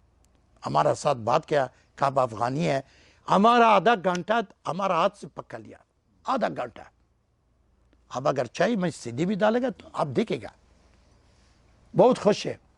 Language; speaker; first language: Hindi; non-native, learner; Persian